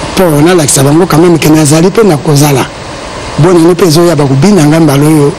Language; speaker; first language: Lingala; non-native, local second language; Mongo